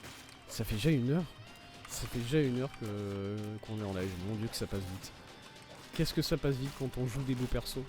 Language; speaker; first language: French; native; French